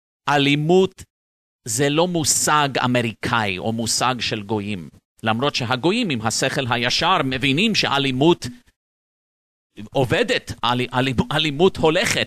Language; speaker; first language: Hebrew; non-native, fluent; English